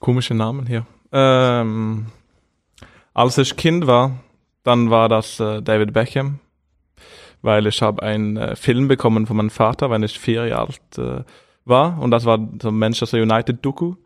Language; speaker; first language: German; non-native, fluent; Norwegian